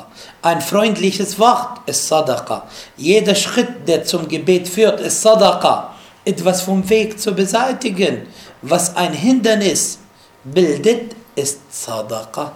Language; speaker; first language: German; non-native, fluent; Arabic